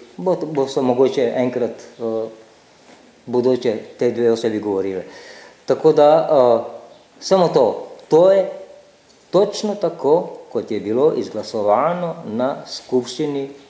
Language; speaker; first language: Slovenian; non-native, local second language; Serbian